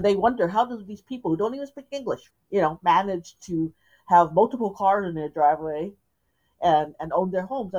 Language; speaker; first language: English; native; English